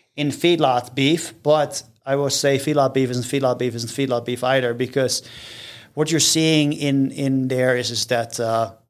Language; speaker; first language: English; non-native, fluent; Dutch